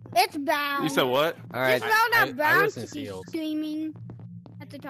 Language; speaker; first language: English; non-native, fluent; Polish